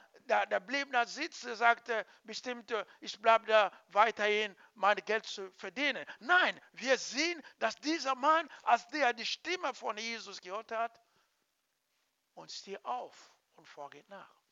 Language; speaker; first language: German; non-native, learner; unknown